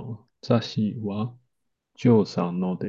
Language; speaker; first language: Japanese; non-native, learner; Chinese